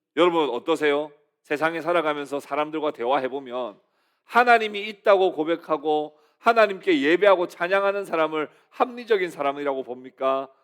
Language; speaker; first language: Korean; native; Korean